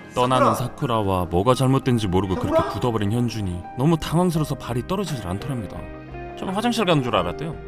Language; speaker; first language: Korean; native; Korean